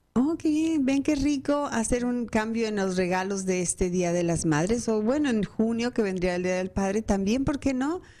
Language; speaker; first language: Spanish; native; Spanish